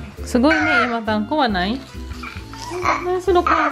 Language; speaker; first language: Japanese; non-native, fluent; Filipino